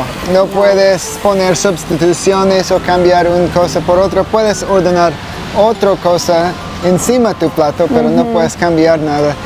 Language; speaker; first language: Spanish; non-native, learner; English